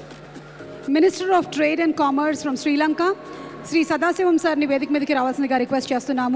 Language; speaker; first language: Telugu; native; Telugu